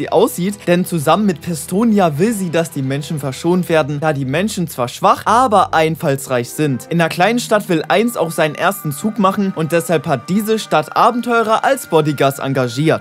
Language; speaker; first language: German; native; German